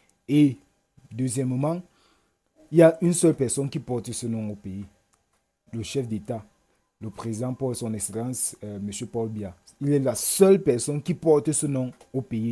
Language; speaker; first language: French; native; French